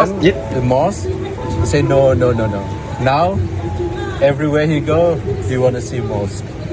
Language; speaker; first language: English; non-native, learner; Indonesian